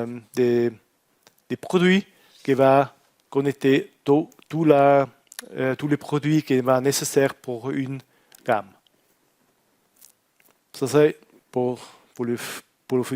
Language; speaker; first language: French; non-native, learner; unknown